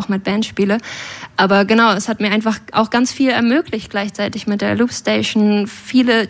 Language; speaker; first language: German; native; German